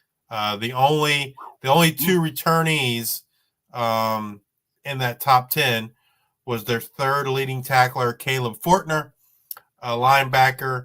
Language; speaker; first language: English; native; English